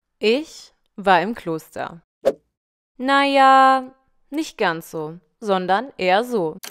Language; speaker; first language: German; native; German